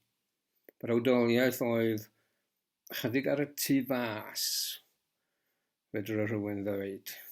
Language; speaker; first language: Welsh; native; Welsh